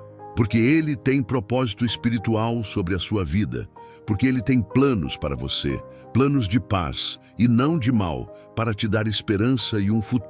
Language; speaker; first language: Portuguese; native; Portuguese